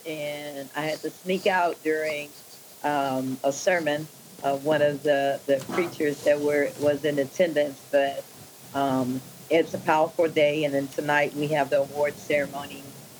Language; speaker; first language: English; native; English